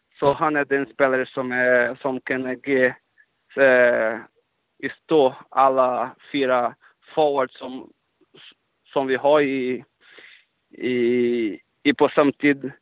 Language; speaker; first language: Swedish; non-native, fluent; Portuguese